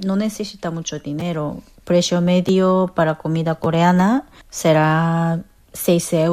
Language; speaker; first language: Spanish; non-native, fluent; Korean